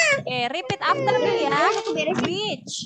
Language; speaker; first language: English; non-native, fluent; Indonesian